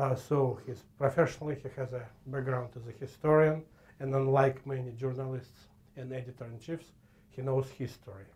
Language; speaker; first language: English; non-native, fluent; Russian